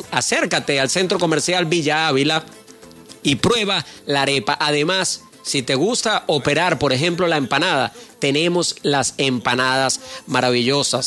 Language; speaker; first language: Spanish; native; Spanish